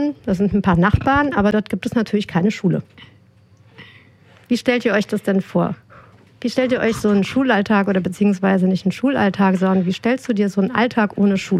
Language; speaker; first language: German; native; German